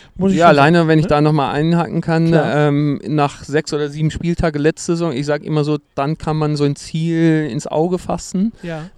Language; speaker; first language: German; non-native, fluent; Portuguese